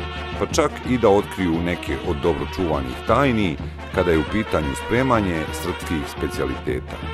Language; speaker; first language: Bosnian; native; Bosnian